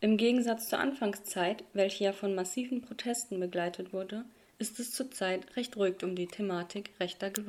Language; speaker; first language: German; native; German